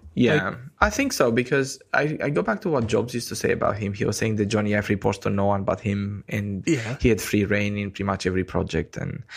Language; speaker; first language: English; non-native, fluent; Romanian